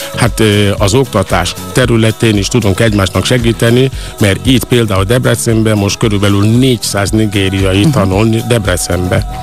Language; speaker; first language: Hungarian; non-native, fluent; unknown